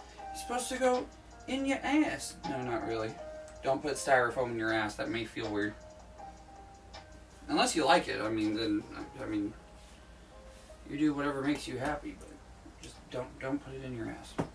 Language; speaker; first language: English; native; English